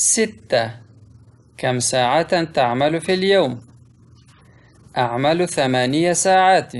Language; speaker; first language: Arabic; non-native, local second language; Pashto